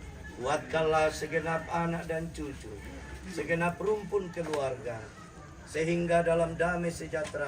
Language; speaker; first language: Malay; non-native, local second language; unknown